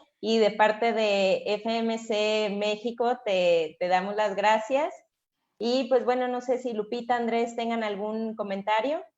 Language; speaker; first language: Spanish; native; Spanish